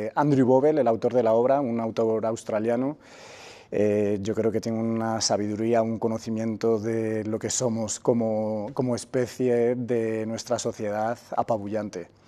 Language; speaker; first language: Spanish; native; Spanish